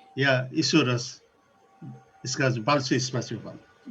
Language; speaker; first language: Russian; non-native, learner; Nepali